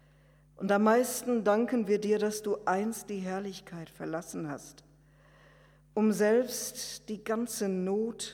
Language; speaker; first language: German; native; German